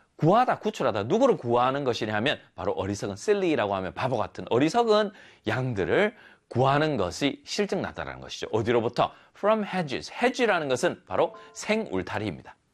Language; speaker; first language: Korean; native; Korean